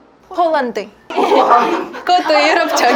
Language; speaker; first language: Korean; non-native, fluent; Ukrainian